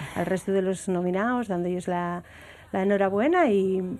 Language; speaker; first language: Spanish; native; Spanish